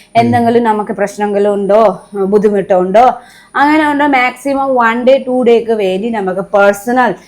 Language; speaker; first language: Malayalam; non-native, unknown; Nepali